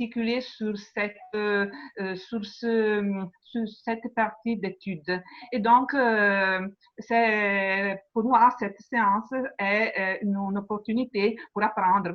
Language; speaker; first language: French; non-native, fluent; Italian